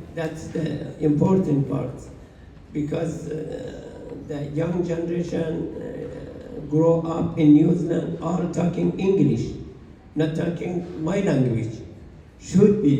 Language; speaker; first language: English; non-native, learner; Persian